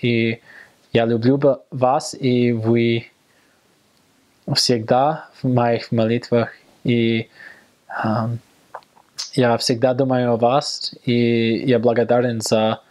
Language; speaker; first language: Russian; non-native, learner; English